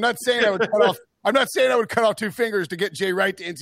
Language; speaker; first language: English; native; English